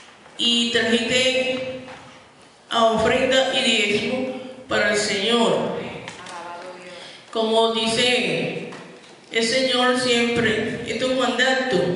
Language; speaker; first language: Spanish; native; Spanish